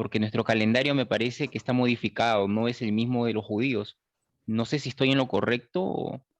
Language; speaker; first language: Spanish; native; Spanish